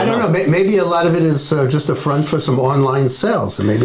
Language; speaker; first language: English; native; English